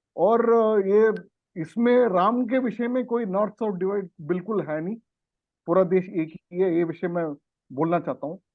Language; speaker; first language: Hindi; non-native, local second language; Tamil